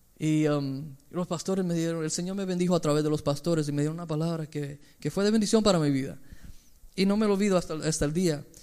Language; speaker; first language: Spanish; early bilingual, heritage; Spanish